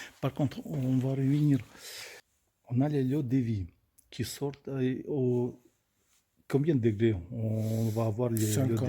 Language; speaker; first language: French; non-native, learner; Russian